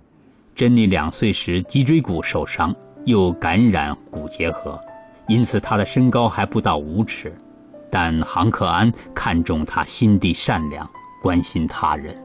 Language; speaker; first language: Chinese; native; Chinese